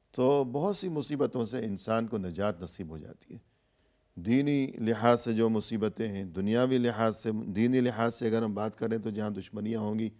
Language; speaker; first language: Urdu; native; Urdu